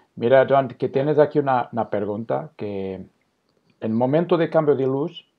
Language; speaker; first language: Spanish; non-native, learner; Portuguese